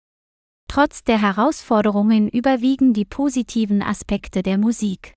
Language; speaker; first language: German; non-native, learner; Vietnamese